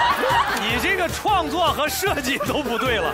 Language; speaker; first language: Chinese; native; Chinese